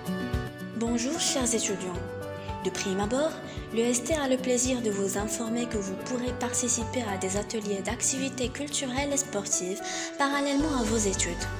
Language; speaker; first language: French; non-native, local second language; Arabic